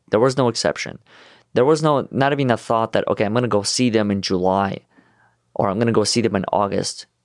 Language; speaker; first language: English; non-native, fluent; Russian